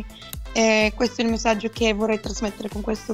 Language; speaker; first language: Italian; non-native, fluent; Bulgarian